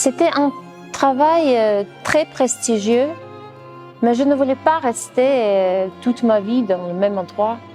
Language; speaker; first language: French; non-native, fluent; Russian